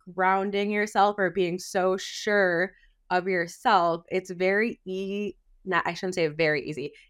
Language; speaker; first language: English; native; English